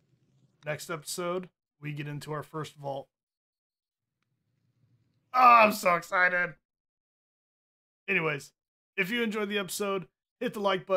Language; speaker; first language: English; native; English